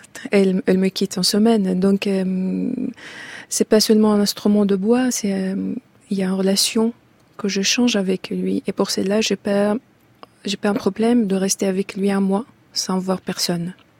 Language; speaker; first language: French; non-native, fluent; Arabic